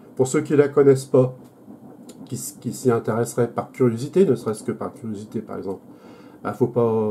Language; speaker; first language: French; native; French